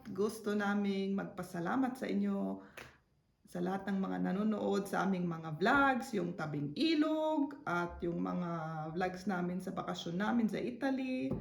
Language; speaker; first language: Filipino; native; Filipino